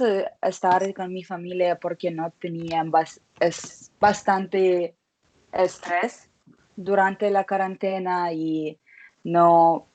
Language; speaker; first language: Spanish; non-native, learner; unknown